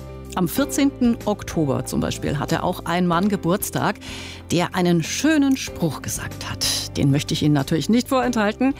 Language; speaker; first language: German; native; German